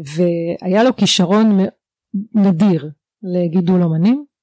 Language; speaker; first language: Hebrew; native; Hebrew